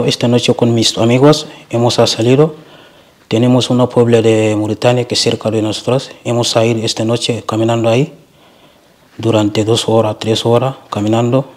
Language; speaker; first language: Spanish; non-native, learner; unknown